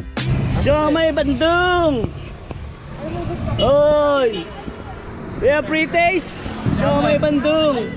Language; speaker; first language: English; non-native, local second language; Filipino